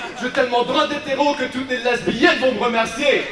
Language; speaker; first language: French; native; French